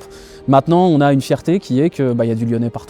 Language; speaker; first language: French; native; French